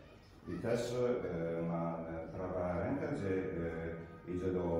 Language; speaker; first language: Polish; non-native, learner; Italian